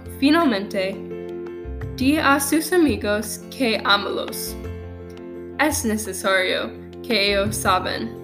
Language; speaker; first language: Spanish; non-native, learner; English